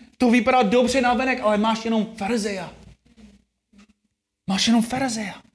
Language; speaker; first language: Czech; non-native, fluent; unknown